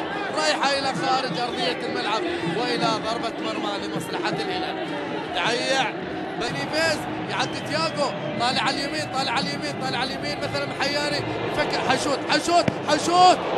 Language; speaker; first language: Arabic; native; Arabic